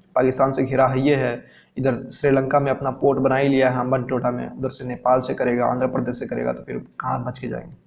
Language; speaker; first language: Hindi; native; Hindi